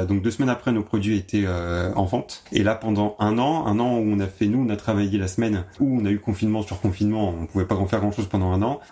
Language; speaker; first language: French; native; French